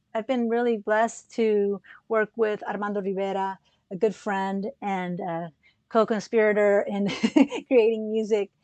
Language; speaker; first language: English; early bilingual, other home language; Spanish